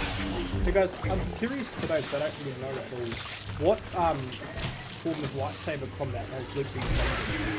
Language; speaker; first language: English; native; English